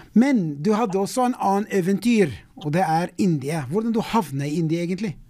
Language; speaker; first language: Norwegian; non-native, fluent; English